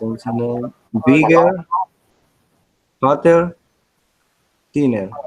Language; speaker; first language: English; non-native, learner; Spanish